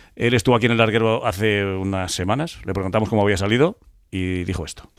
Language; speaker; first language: Spanish; native; Spanish